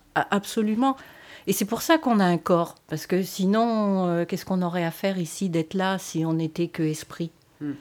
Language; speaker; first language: French; native; French